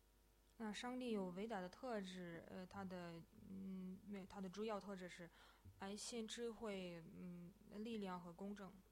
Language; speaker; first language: Chinese; non-native, fluent; Russian